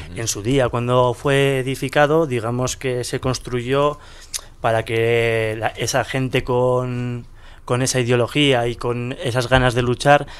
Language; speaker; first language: Spanish; native; Spanish